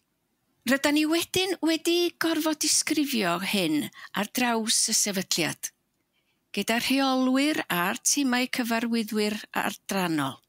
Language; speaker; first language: Welsh; native; Welsh